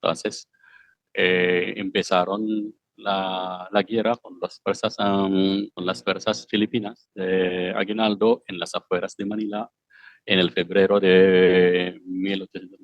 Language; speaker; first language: Spanish; non-native, fluent; Filipino